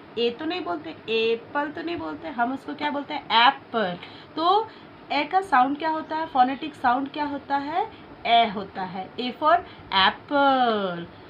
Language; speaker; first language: Hindi; native; Hindi